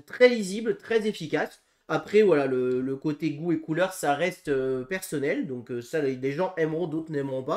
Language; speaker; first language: French; native; French